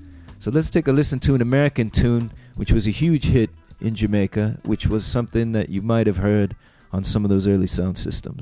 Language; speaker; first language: English; native; English